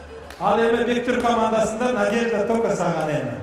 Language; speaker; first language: Kyrgyz; native; Kyrgyz